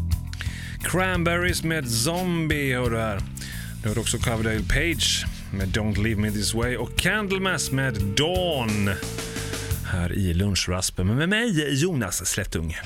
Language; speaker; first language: Swedish; native; Swedish